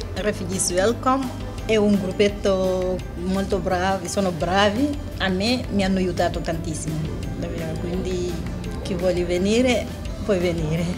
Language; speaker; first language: Italian; non-native, fluent; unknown